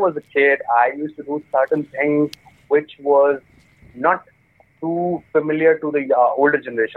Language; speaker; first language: English; non-native, local second language; Hindi